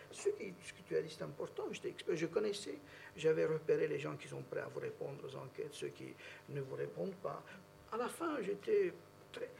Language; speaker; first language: French; non-native, fluent; Romanian